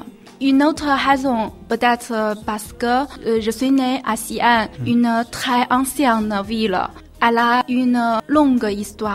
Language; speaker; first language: French; non-native, learner; Chinese